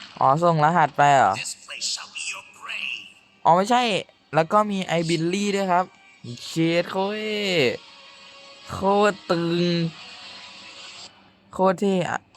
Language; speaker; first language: Thai; native; Thai